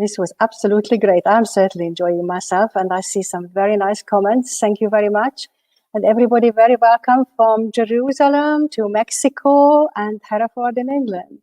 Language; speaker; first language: English; non-native, fluent; Hungarian